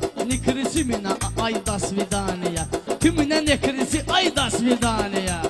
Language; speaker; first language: Russian; non-native, learner; Talysh